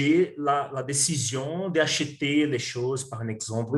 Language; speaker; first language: French; non-native, learner; Portuguese